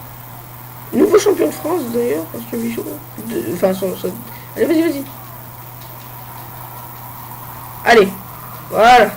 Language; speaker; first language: French; native; French